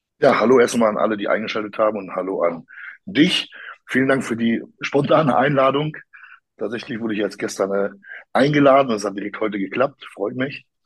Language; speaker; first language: German; early bilingual, other home language; Polish